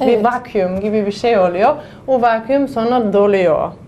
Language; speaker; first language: Turkish; non-native, fluent; German